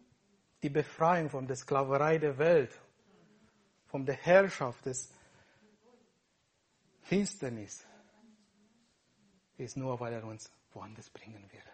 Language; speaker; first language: German; non-native, fluent; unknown